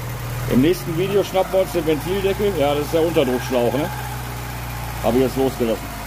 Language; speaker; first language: German; native; German